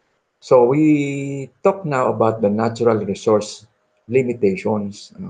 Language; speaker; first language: English; non-native, local second language; Filipino